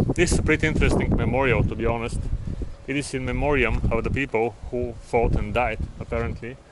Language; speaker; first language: English; non-native, fluent; Bulgarian